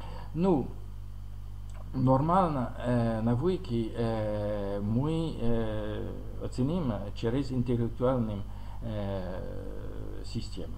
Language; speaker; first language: Russian; non-native, learner; French